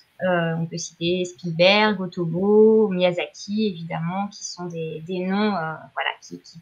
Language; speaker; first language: French; native; French